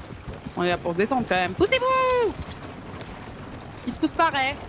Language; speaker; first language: French; native; French